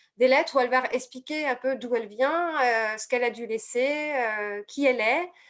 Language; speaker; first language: French; native; French